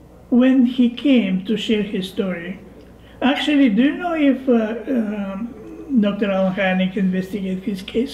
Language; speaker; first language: English; non-native, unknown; Bulgarian